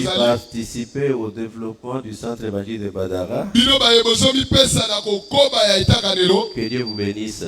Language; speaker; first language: French; non-native, local second language; Luba-Lulua